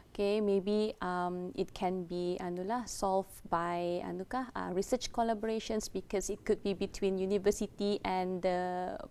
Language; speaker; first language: English; non-native, local second language; Malay